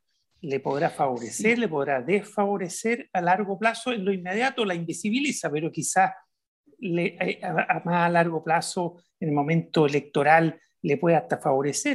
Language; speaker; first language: Spanish; native; Spanish